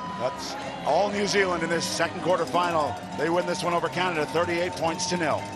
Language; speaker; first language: English; native; English